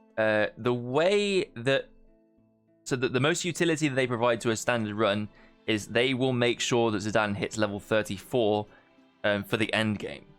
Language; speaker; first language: English; native; English